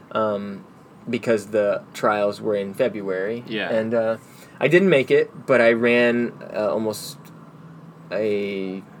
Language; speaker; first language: English; native; English